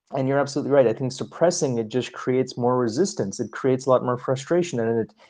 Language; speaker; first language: English; early bilingual, other home language; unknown